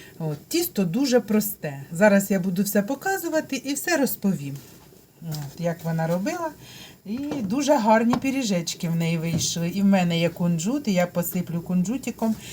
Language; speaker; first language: Ukrainian; non-native, local second language; Russian